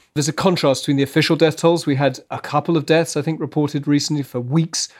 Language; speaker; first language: English; native; English